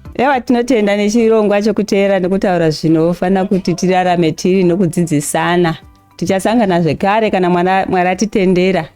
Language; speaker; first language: Shona; early bilingual, heritage; Shona